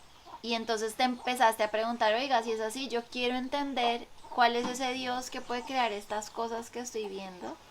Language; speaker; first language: Spanish; native; Spanish